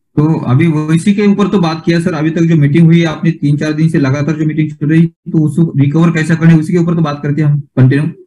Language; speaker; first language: Hindi; native; Hindi